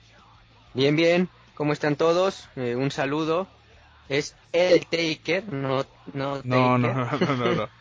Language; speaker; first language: Spanish; native; Spanish